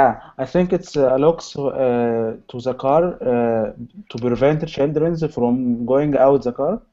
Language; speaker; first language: English; non-native, learner; Arabic